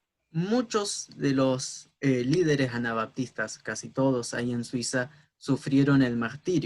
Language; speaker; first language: Spanish; native; Spanish